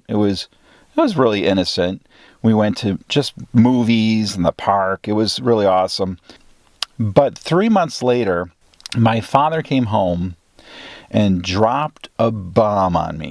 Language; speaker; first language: English; native; English